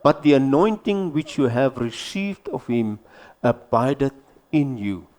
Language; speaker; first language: English; non-native, local second language; Afrikaans